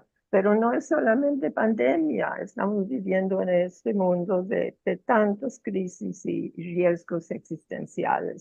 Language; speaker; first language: Spanish; non-native, fluent; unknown